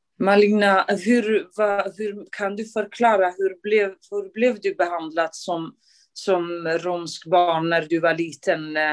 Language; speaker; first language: Swedish; non-native, fluent; Kurdish